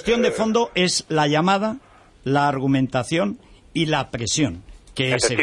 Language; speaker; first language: Spanish; native; Spanish